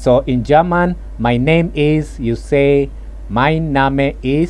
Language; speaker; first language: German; non-native, fluent; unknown